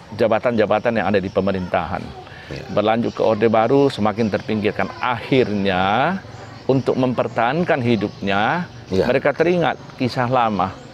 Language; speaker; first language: Indonesian; native; Indonesian